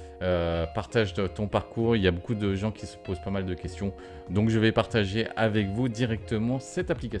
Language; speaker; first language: French; native; French